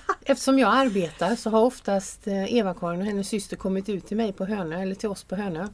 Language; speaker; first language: Swedish; native; Swedish